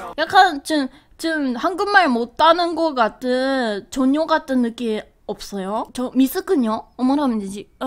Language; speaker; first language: Korean; non-native, fluent; Japanese